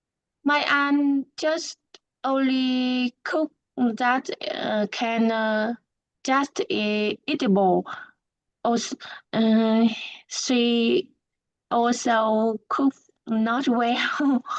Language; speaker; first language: English; non-native, learner; Vietnamese